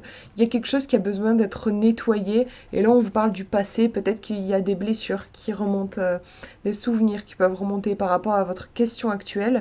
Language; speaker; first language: French; native; French